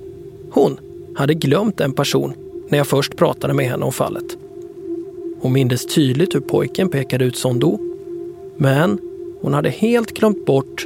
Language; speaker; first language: Swedish; native; Swedish